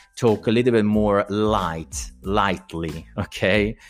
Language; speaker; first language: English; non-native, fluent; Italian